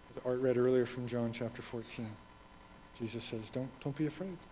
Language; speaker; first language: English; native; English